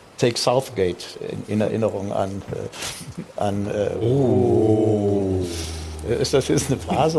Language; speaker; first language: German; native; German